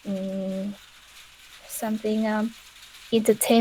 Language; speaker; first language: English; non-native, learner; Vietnamese